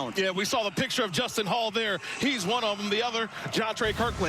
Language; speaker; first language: English; native; English